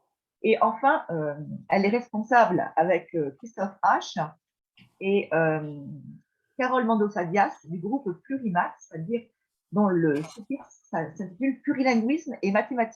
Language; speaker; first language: French; native; French